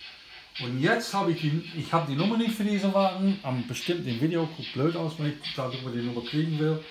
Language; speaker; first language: German; non-native, learner; English